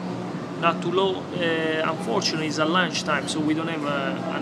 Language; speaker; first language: English; non-native, fluent; Italian